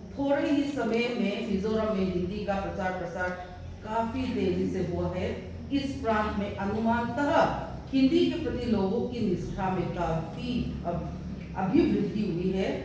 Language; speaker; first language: Hindi; non-native, local second language; Mizo